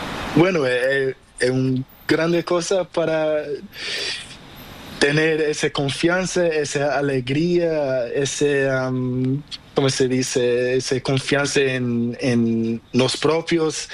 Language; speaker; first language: Spanish; non-native, learner; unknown